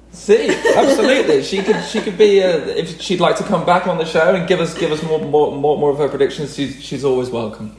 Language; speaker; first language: English; native; English